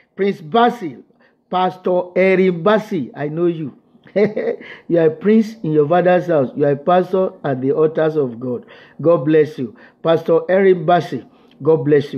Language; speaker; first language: English; non-native, local second language; Yoruba